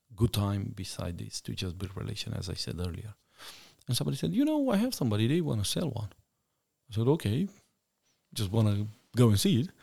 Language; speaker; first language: English; non-native, fluent; Romanian